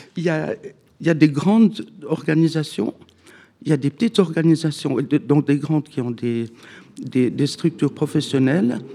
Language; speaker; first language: French; native; French